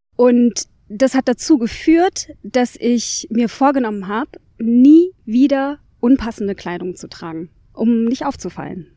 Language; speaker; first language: German; native; German